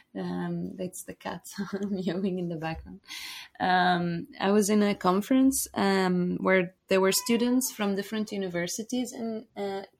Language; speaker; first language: English; non-native, fluent; Arabic